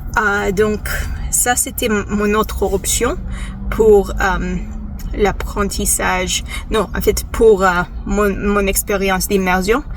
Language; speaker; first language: French; non-native, fluent; English